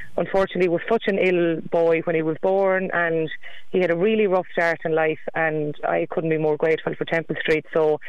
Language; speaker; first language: English; native; English